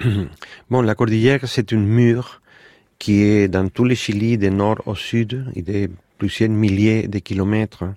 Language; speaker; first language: French; non-native, fluent; Spanish